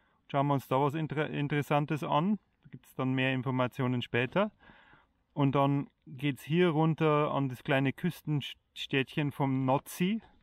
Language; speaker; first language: German; native; German